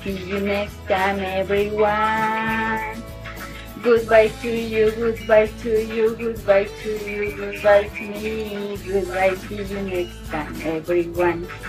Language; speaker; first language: English; non-native, fluent; Spanish